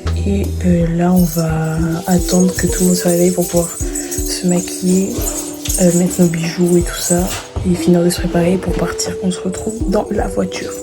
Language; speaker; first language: French; native; French